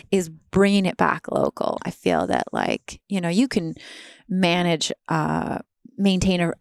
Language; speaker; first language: English; native; English